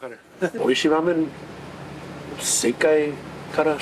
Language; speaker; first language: Japanese; non-native, learner; English